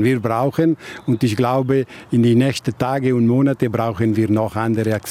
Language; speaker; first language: German; non-native, local second language; Italian